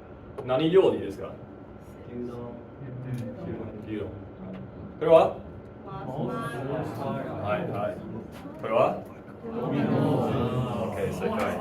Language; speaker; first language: Japanese; non-native, fluent; English